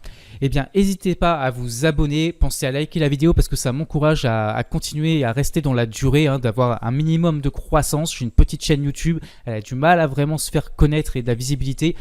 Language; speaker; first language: French; native; French